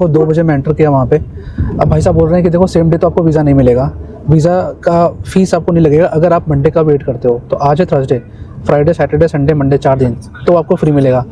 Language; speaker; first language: Hindi; native; Hindi